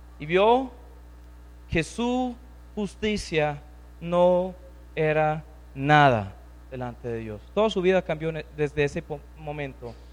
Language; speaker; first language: Spanish; non-native, fluent; English